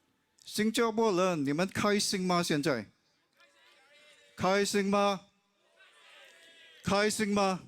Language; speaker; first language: Chinese; non-native, local second language; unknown